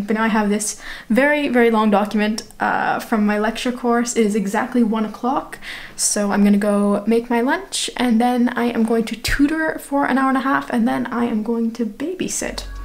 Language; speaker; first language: English; native; English